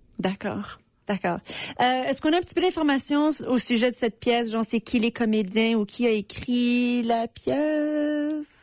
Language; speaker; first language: French; native; French